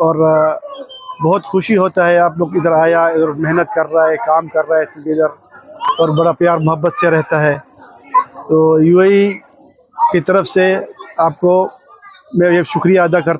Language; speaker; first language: Hindi; non-native, learner; Arabic